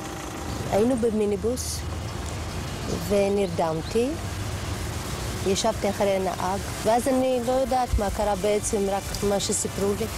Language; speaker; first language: Hebrew; non-native, local second language; Russian